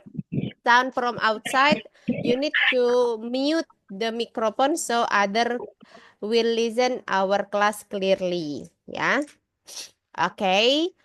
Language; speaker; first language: English; non-native, learner; Indonesian